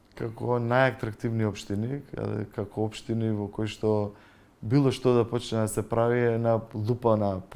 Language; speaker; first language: Macedonian; native; Macedonian